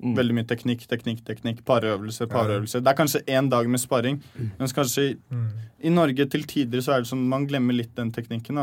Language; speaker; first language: Norwegian; early bilingual, other home language; Chechen